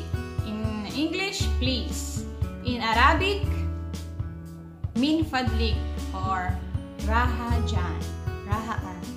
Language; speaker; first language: English; non-native, local second language; Filipino